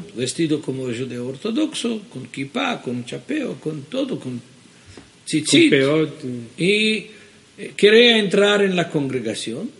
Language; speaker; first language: Spanish; early bilingual, heritage; Spanish